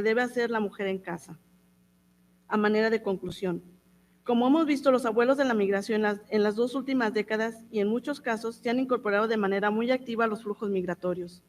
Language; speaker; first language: Spanish; native; Spanish